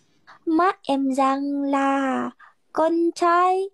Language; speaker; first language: Vietnamese; non-native, learner; Indonesian